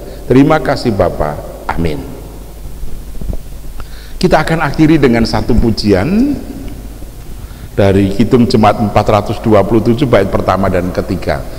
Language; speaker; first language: Indonesian; native; Indonesian